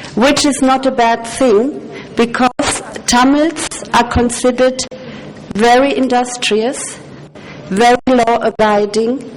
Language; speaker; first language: English; non-native, fluent; German